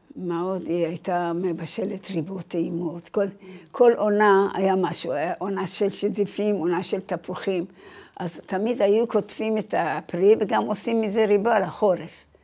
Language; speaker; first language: Hebrew; early bilingual, other home language; Persian